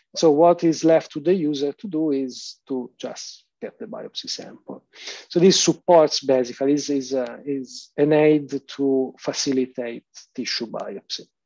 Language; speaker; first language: English; non-native, fluent; Italian